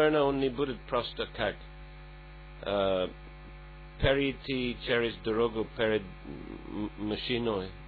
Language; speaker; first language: Russian; non-native, fluent; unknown